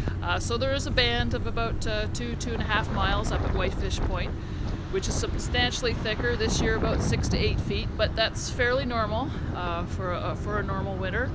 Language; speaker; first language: English; native; English